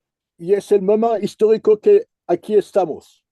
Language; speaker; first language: Spanish; non-native, fluent; French